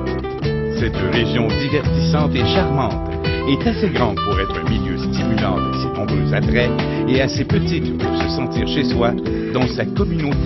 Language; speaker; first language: French; native; French